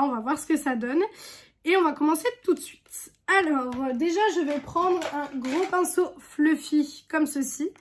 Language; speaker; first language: French; native; French